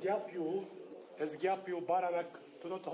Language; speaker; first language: Hungarian; non-native, learner; Turkish